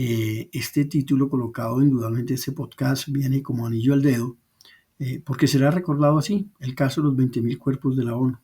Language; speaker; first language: Spanish; native; Spanish